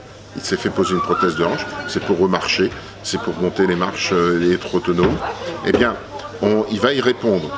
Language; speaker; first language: French; native; French